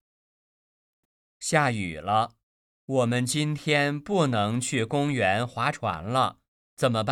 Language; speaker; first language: Chinese; native; Chinese